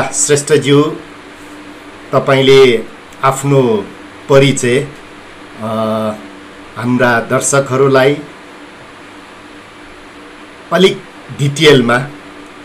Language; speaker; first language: Nepali; non-native, local second language; Newari